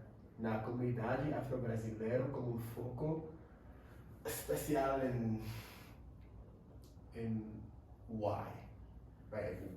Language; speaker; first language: Portuguese; non-native, learner; English